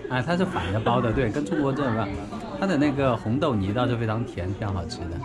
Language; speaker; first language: Chinese; native; Chinese